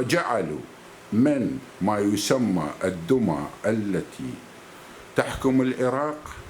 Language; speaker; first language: Arabic; native; Arabic